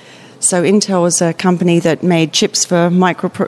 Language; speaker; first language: English; native; English